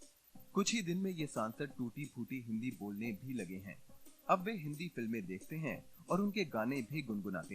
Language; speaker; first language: Hindi; native; Hindi